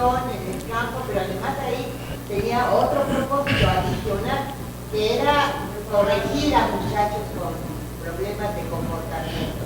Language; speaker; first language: Spanish; native; Spanish